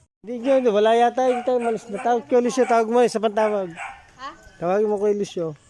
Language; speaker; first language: Filipino; native; Filipino